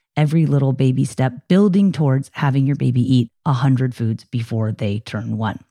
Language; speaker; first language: English; native; English